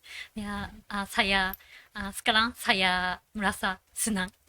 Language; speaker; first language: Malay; non-native, learner; Japanese